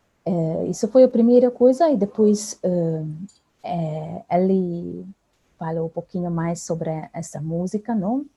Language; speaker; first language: Portuguese; non-native, fluent; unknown